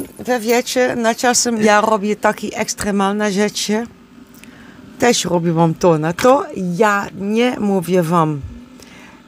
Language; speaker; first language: Polish; non-native, learner; Dutch